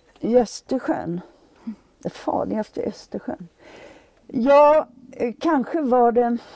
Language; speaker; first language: Swedish; native; Swedish